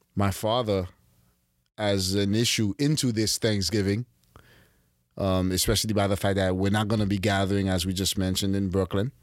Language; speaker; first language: English; early bilingual, other home language; Haitian Creole